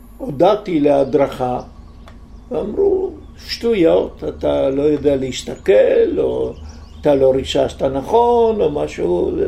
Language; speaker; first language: Hebrew; non-native, fluent; Italian